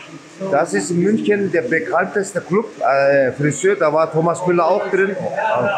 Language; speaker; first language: German; early bilingual, other home language; Turkish